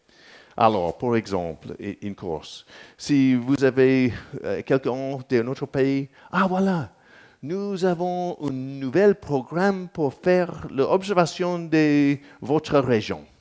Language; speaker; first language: French; non-native, learner; English